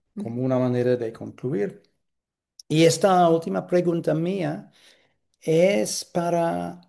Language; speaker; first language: Spanish; non-native, fluent; English